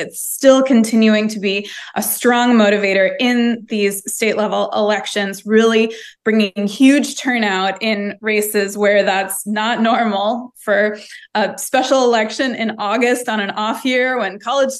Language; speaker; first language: English; native; English